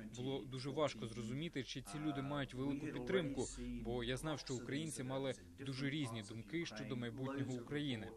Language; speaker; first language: Ukrainian; non-native, fluent; English